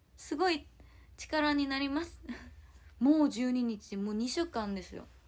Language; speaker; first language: Japanese; non-native, fluent; Korean